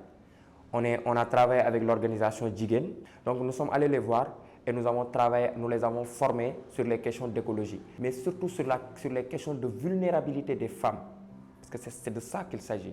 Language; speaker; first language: French; non-native, local second language; Wolof